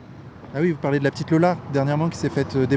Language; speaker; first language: French; native; French